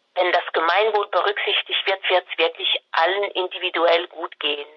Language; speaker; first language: German; non-native, fluent; French